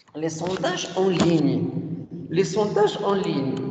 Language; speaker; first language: French; non-native, local second language; Arabic